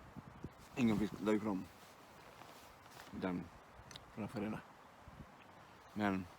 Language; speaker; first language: Swedish; non-native, fluent; Spanish